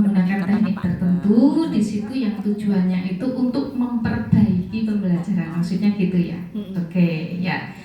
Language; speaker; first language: Indonesian; native; Indonesian